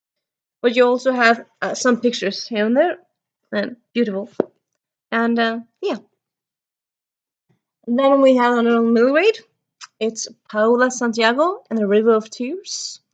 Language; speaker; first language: English; early bilingual, heritage; Norwegian